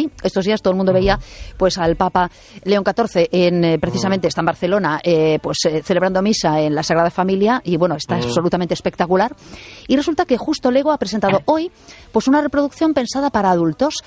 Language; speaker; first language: Spanish; native; Spanish